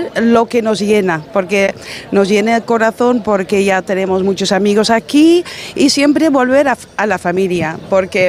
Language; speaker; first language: Spanish; non-native, fluent; Dutch